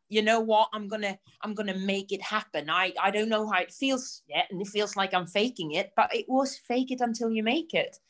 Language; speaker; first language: English; non-native, fluent; Swedish